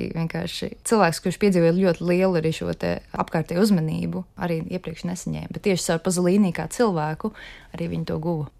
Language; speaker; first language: Latvian; native; Latvian